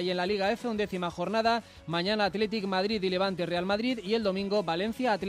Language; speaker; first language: Spanish; native; Spanish